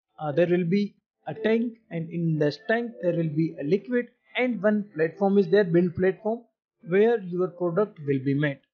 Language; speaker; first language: English; non-native, local second language; Hindi